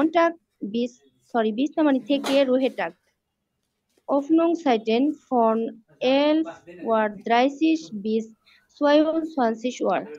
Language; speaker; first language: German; non-native, learner; Bangla